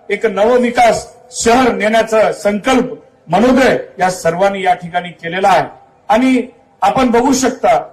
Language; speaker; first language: Marathi; native; Marathi